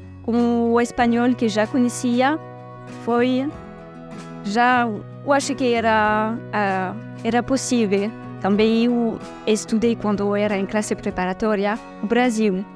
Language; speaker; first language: Portuguese; non-native, fluent; French